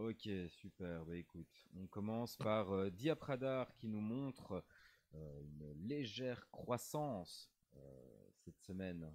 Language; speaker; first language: French; native; French